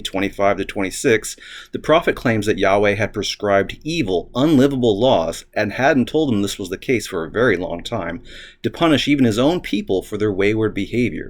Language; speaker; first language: English; native; English